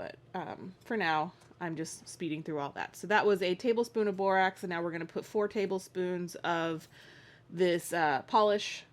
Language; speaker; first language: English; native; English